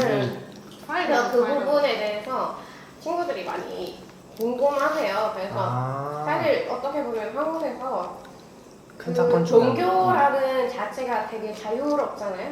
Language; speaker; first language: Korean; non-native, fluent; Indonesian